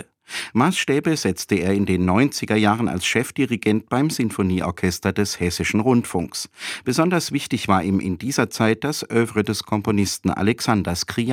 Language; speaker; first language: German; native; German